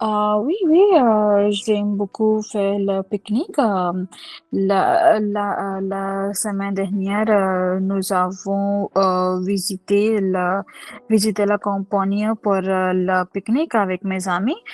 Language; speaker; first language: French; non-native, learner; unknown